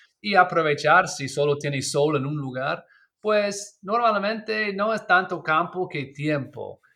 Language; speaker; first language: Spanish; non-native, learner; English